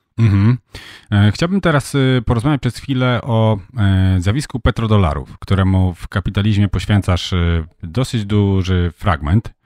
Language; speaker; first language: Polish; native; Polish